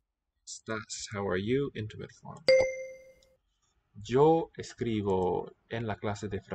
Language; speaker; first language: Spanish; non-native, learner; English